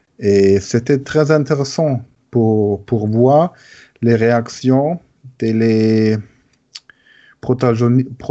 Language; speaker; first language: French; non-native, learner; German